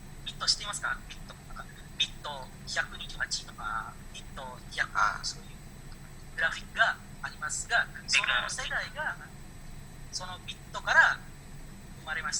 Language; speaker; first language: Japanese; non-native, learner; Indonesian